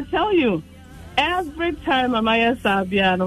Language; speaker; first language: English; non-native, local second language; Akan